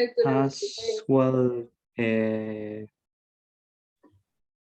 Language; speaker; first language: English; non-native, learner; Spanish